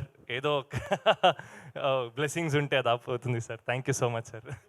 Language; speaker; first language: Telugu; non-native, learner; Kannada